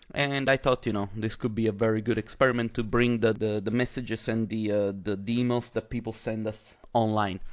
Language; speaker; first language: English; non-native, fluent; Italian